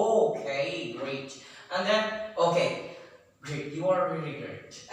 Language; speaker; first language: English; non-native, learner; Indonesian